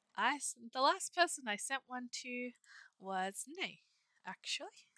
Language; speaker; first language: English; native; English